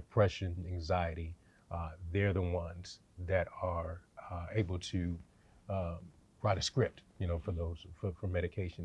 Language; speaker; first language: English; native; English